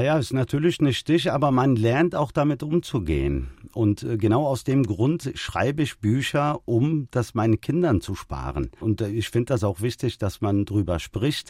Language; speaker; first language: German; early bilingual, other home language; Turkish